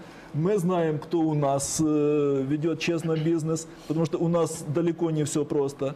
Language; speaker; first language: Russian; native; Russian